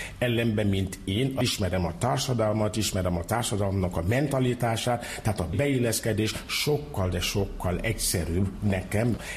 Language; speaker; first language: Hungarian; non-native, fluent; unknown